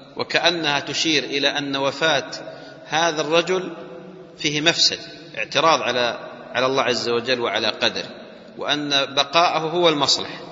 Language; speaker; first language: Arabic; native; Arabic